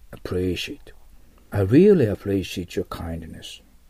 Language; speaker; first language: English; non-native, fluent; Japanese